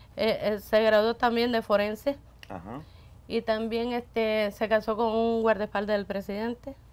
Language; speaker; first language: Spanish; native; Spanish